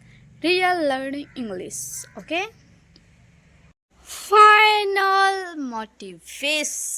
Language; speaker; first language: English; non-native, local second language; Hindi